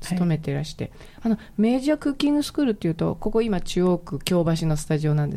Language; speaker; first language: Japanese; native; Japanese